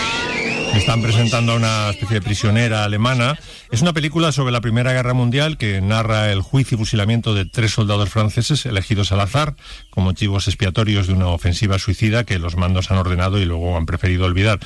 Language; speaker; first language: Spanish; native; Spanish